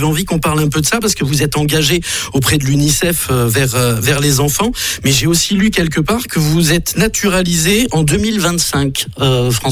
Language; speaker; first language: French; native; French